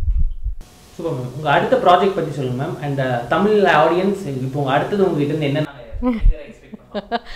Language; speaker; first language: Tamil; native; Tamil